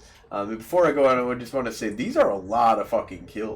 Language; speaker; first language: English; native; English